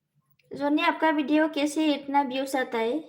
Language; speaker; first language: Hindi; non-native, local second language; Bodo